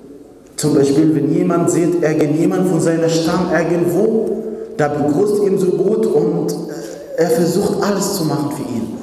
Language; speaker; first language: German; non-native, fluent; Arabic